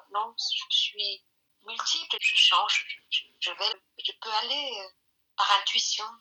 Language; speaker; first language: French; non-native, fluent; Spanish